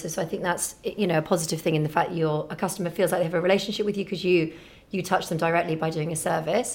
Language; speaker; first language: English; native; English